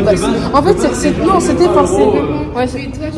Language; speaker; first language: French; native; French